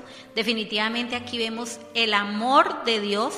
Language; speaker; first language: Spanish; native; Spanish